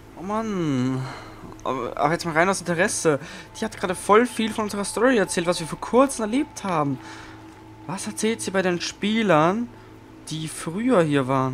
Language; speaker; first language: German; native; German